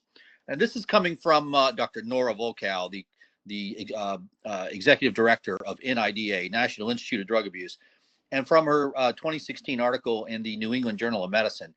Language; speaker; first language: English; native; English